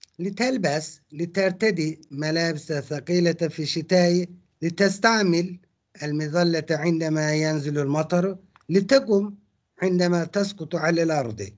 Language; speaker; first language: Arabic; non-native, fluent; Turkish